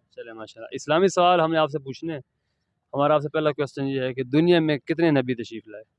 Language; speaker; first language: Urdu; native; Urdu